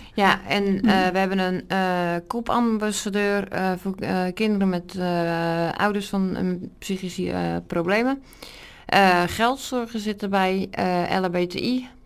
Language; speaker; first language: Dutch; native; Dutch